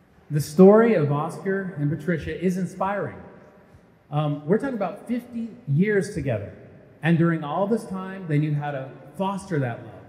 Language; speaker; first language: English; early bilingual, other home language; Portuguese